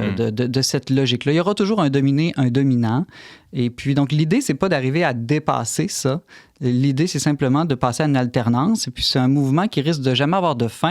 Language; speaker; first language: French; native; French